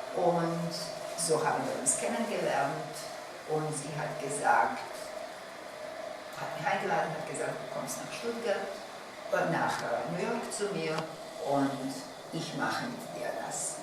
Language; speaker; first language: German; non-native, fluent; Bosnian